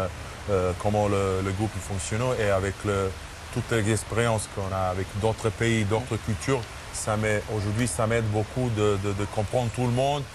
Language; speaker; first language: French; non-native, fluent; Serbian